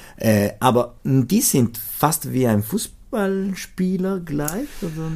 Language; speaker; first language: German; non-native, local second language; Italian